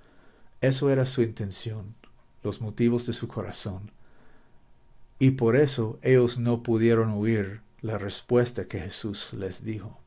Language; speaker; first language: Spanish; non-native, learner; English